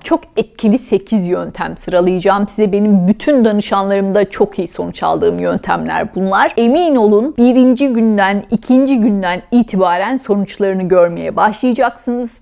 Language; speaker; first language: Turkish; native; Turkish